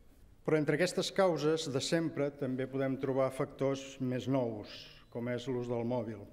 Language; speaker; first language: Catalan; native; Catalan